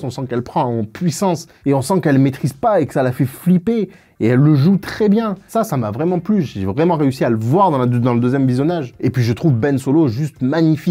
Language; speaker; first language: French; native; French